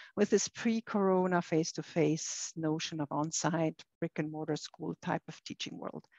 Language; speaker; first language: English; non-native, fluent; German